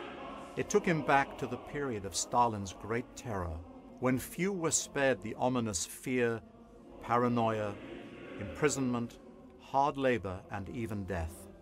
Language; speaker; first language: English; native; English